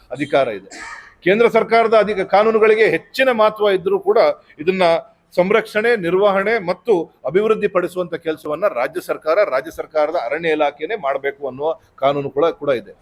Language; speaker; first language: Kannada; native; Kannada